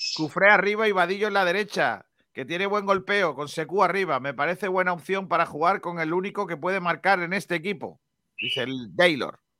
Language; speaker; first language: Spanish; native; Spanish